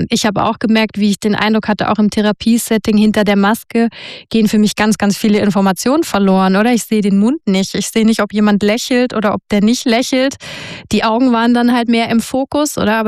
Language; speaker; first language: German; native; German